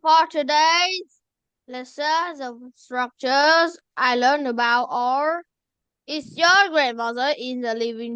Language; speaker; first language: English; non-native, learner; Vietnamese